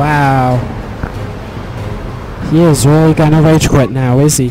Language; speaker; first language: English; native; English